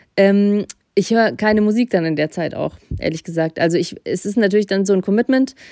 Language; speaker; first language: German; early bilingual, other home language; Russian